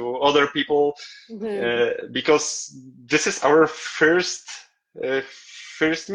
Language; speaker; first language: English; non-native, learner; Polish